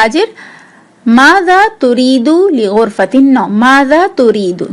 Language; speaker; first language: Arabic; non-native, fluent; Urdu